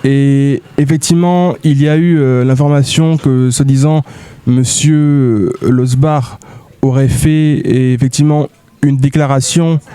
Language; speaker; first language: French; native; French